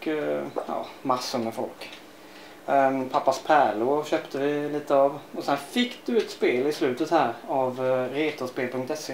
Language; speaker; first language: Swedish; native; Swedish